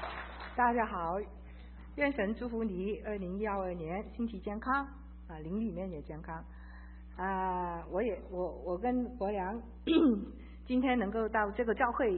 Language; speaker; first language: Chinese; early bilingual, heritage; Chinese